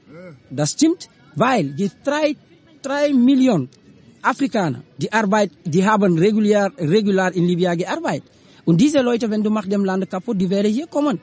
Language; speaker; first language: German; non-native, learner; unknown